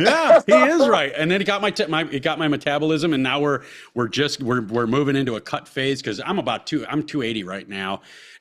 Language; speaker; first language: English; native; English